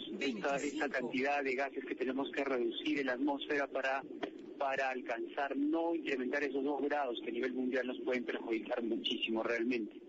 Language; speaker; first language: Spanish; native; Spanish